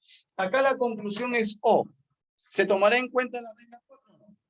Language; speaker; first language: Spanish; native; Spanish